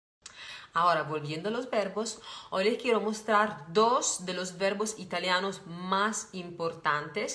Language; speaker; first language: Spanish; non-native, fluent; Italian